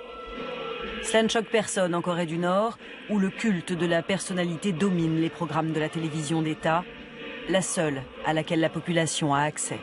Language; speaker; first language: French; native; French